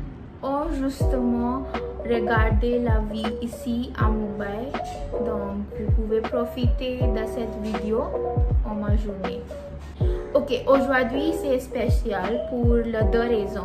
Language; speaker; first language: French; non-native, fluent; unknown